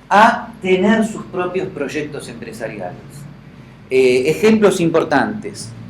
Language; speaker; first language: Spanish; native; Spanish